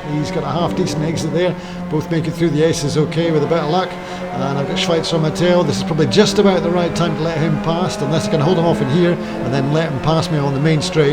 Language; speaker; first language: English; native; English